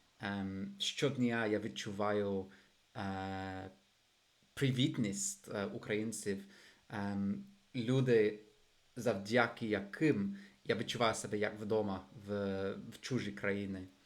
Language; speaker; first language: Ukrainian; non-native, fluent; English